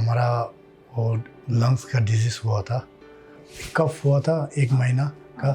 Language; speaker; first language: Hindi; non-native, learner; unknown